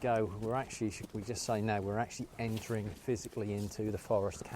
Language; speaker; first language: English; native; English